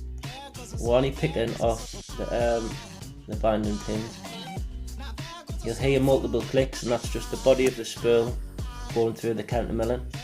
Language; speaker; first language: English; native; English